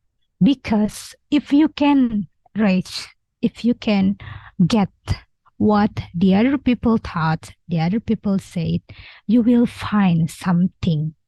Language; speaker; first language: English; non-native, learner; Indonesian